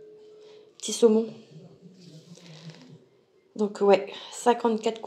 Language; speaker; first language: French; native; French